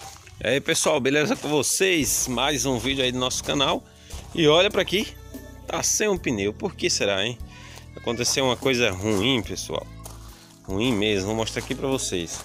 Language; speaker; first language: Portuguese; native; Portuguese